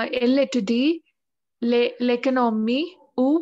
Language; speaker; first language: French; non-native, learner; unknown